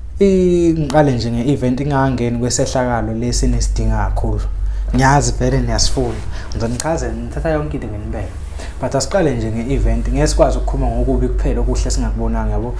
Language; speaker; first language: Zulu; native; Zulu